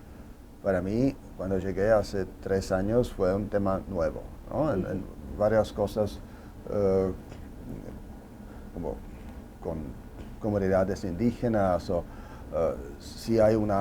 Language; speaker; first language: Spanish; non-native, fluent; Czech